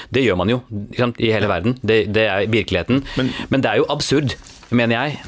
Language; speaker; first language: Norwegian; early bilingual, other home language; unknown